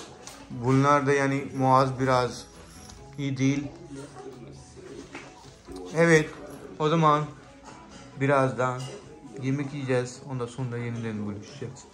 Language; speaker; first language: Turkish; non-native, learner; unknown